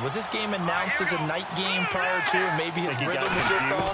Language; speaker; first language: English; native; English